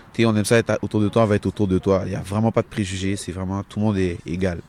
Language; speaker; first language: French; native; French